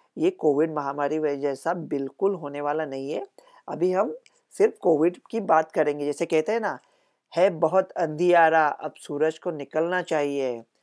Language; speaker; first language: Hindi; non-native, local second language; Marathi